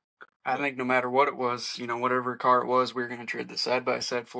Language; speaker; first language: English; native; English